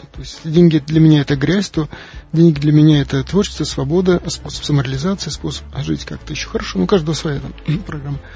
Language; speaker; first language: Russian; native; Russian